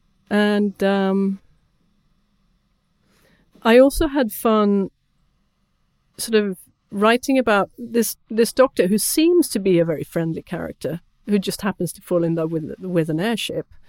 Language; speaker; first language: English; non-native, fluent; Swedish